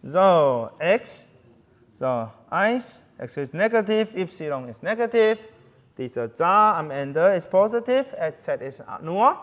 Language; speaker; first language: German; non-native, fluent; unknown